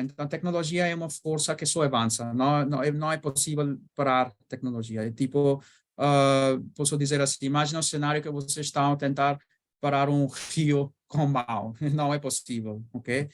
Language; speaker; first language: Portuguese; non-native, learner; Bangla